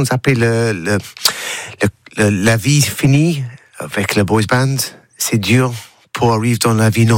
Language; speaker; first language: French; non-native, learner; English